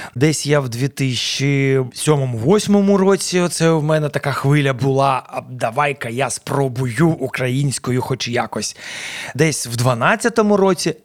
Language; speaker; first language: Ukrainian; non-native, local second language; Russian